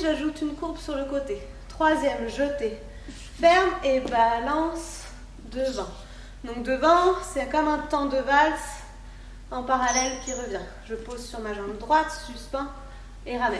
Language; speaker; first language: French; native; French